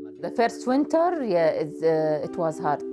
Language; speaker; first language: English; non-native, learner; Arabic